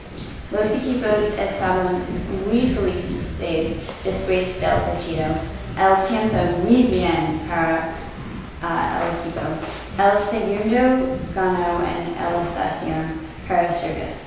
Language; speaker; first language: Spanish; non-native, learner; English